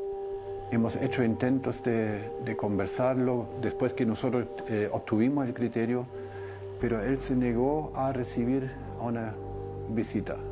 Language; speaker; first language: Spanish; non-native, local second language; German